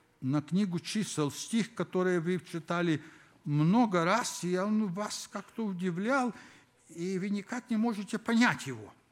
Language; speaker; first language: Russian; early bilingual, heritage; Russian